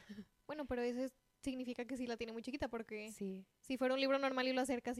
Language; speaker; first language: Spanish; native; Spanish